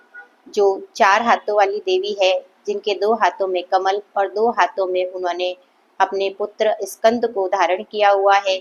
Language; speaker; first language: Hindi; native; Hindi